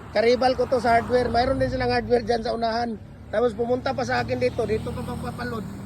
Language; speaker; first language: Filipino; non-native, local second language; Cebuano